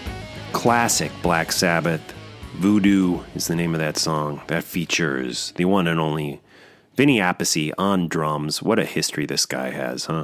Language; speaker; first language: English; native; English